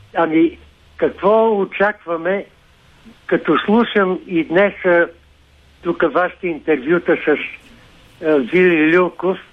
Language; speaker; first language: Bulgarian; native; Bulgarian